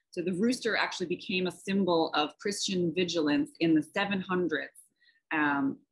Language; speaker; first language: English; native; English